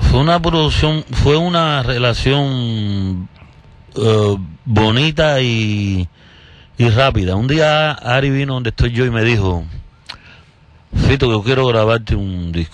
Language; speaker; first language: Spanish; native; Spanish